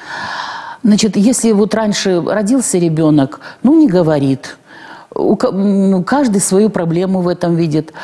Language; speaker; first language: Russian; native; Russian